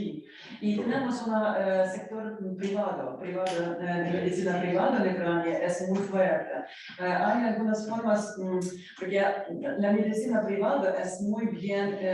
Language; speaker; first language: Spanish; non-native, learner; Ukrainian